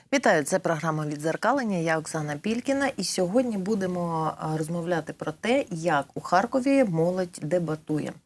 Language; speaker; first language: Ukrainian; native; Ukrainian